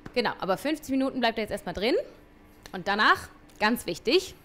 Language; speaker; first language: German; native; German